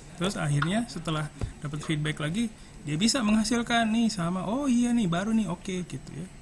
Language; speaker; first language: Indonesian; native; Indonesian